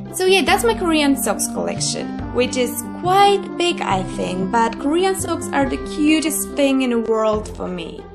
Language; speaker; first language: English; non-native, fluent; Polish